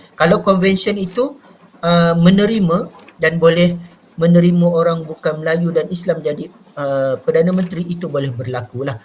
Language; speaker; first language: Malay; native; Malay